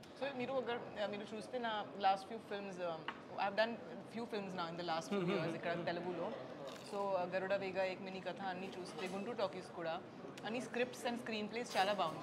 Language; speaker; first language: Telugu; non-native, local second language; Bangla